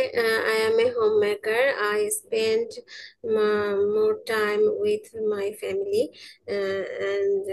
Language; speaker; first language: English; non-native, learner; Bangla